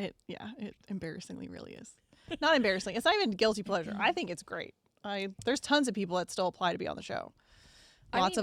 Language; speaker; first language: English; native; English